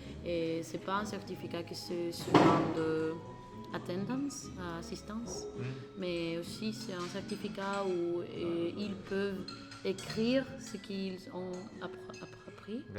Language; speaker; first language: French; non-native, learner; Spanish